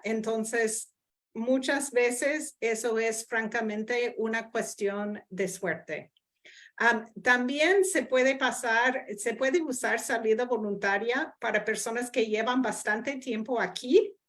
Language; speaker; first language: Spanish; non-native, fluent; English